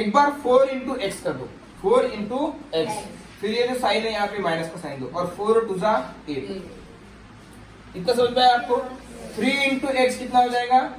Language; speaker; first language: Hindi; non-native, local second language; Marathi